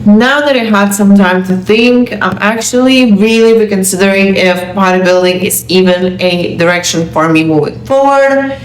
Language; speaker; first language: English; non-native, fluent; Lithuanian